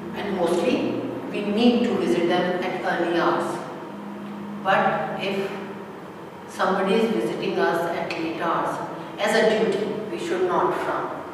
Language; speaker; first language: English; non-native, local second language; Urdu